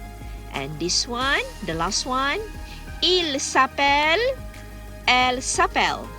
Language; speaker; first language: French; non-native, learner; Malay